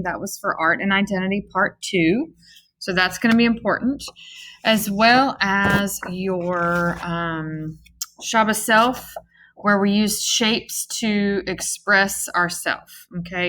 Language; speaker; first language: English; native; English